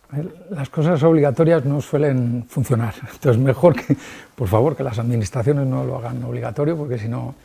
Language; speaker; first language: Spanish; native; Spanish